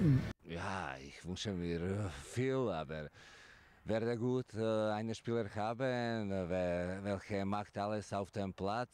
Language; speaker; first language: German; non-native, fluent; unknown